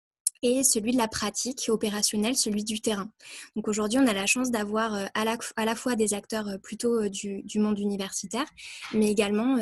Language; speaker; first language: French; native; French